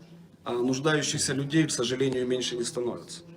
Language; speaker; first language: Russian; native; Russian